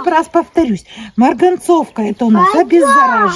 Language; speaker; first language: Russian; native; Russian